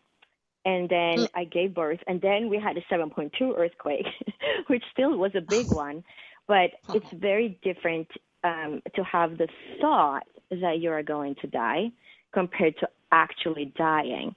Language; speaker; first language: English; non-native, fluent; Swedish